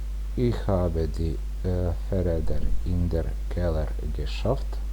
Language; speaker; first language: German; non-native, fluent; Bosnian